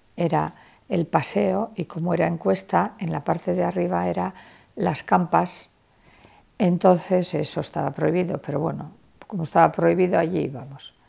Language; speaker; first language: Spanish; native; Spanish